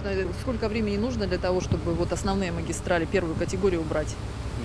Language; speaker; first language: Russian; native; Russian